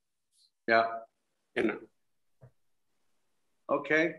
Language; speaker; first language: German; non-native, fluent; Chinese